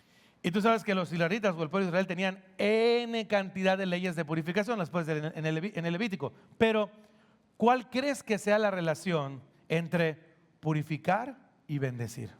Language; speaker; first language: Spanish; native; Spanish